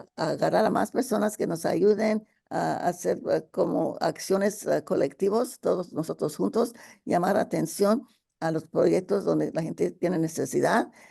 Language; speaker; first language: Spanish; early bilingual, heritage; Spanish